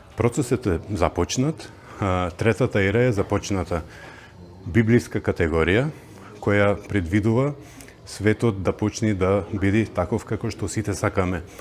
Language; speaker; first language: Macedonian; early bilingual, heritage; Macedonian